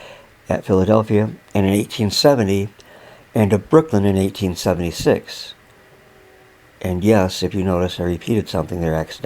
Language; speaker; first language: English; native; English